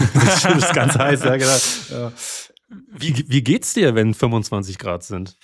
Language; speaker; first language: German; native; German